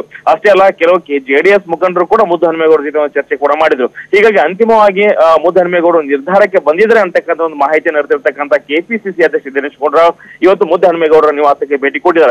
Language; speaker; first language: Kannada; native; Kannada